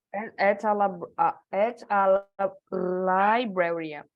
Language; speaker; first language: English; non-native, learner; Portuguese